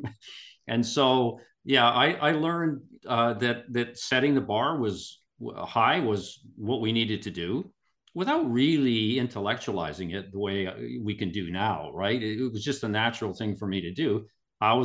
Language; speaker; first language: English; native; English